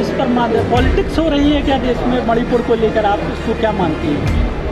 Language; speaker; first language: Hindi; native; Hindi